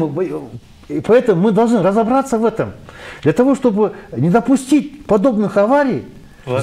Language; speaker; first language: Russian; non-native, local second language; Kyrgyz